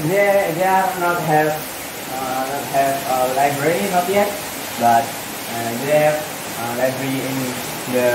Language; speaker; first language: English; non-native, learner; Indonesian